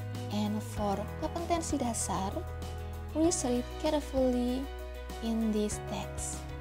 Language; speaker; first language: English; non-native, fluent; Indonesian